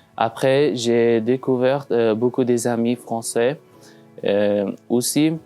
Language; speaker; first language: French; non-native, learner; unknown